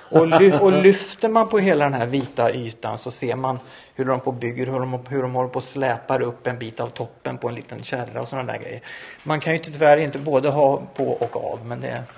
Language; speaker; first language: Swedish; native; Swedish